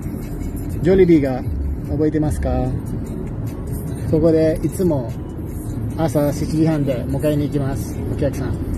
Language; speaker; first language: Japanese; non-native, fluent; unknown